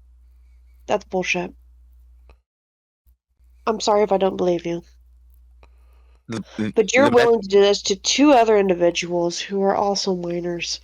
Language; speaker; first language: English; native; English